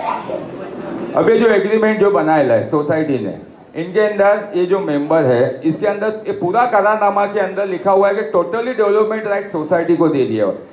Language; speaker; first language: Hindi; non-native, local second language; Marathi